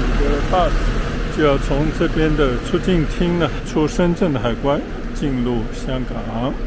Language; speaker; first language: Chinese; native; Chinese